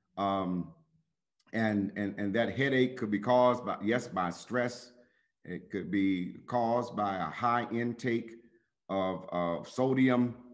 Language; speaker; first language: English; native; English